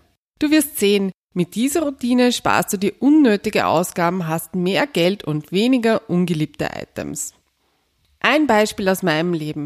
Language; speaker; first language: German; native; German